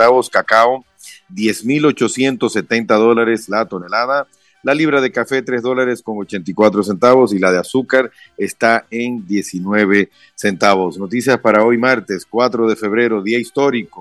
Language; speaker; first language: Spanish; native; Spanish